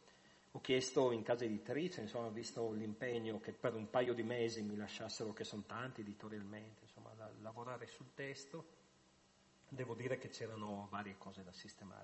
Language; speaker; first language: Italian; native; Italian